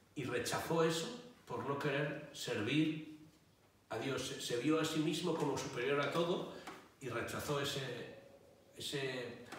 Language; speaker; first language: Spanish; native; Spanish